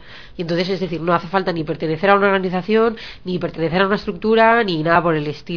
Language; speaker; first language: Spanish; native; Spanish